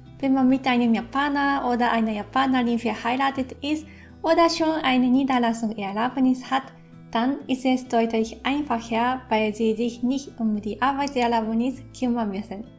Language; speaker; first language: German; non-native, fluent; Japanese